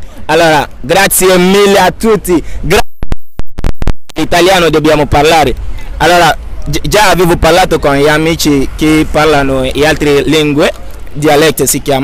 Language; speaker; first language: Italian; non-native, fluent; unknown